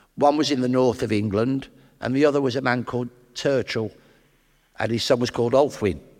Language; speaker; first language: English; native; English